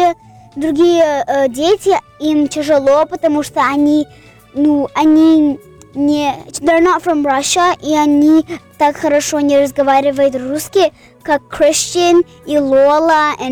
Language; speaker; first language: Russian; early bilingual, heritage; Russian